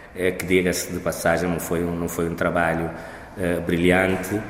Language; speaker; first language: Portuguese; non-native, local second language; Kabuverdianu